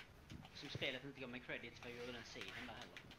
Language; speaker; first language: Swedish; native; Swedish